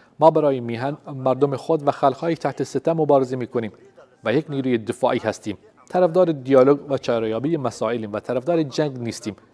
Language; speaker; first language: Persian; non-native, local second language; Central Kurdish